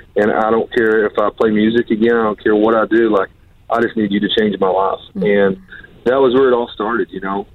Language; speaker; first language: English; native; English